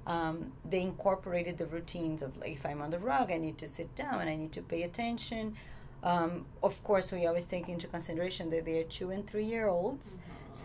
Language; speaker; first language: English; non-native, fluent; Portuguese